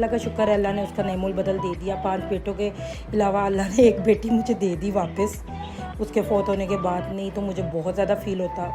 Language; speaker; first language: Urdu; native; Urdu